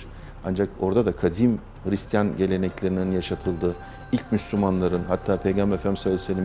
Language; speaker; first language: Turkish; native; Turkish